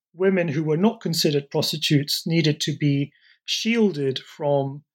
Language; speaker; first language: English; native; English